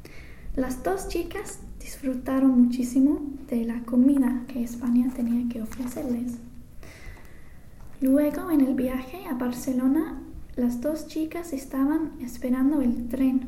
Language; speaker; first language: Spanish; non-native, fluent; English